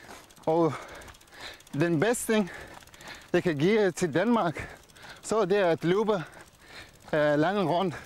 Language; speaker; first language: Danish; non-native, learner; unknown